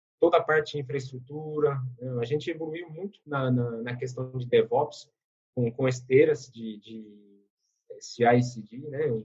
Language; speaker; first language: Portuguese; non-native, fluent; French